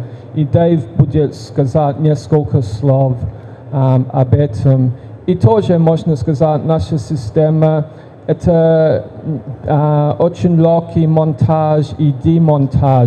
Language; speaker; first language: Russian; non-native, learner; English